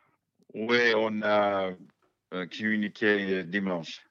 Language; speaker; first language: French; non-native, fluent; English